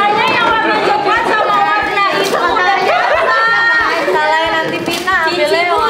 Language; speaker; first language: Indonesian; native; Indonesian